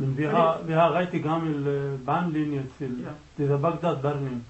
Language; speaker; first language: Danish; non-native, learner; Arabic